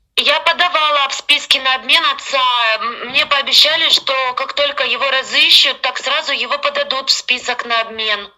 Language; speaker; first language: Russian; native; Russian